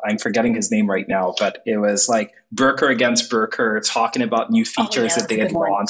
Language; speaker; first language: English; non-native, local second language; Igbo